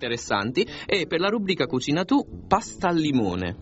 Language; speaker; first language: Italian; native; Italian